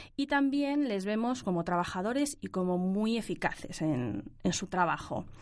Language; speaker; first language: Spanish; native; Spanish